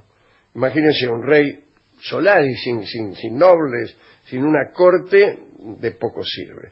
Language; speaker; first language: Spanish; native; Spanish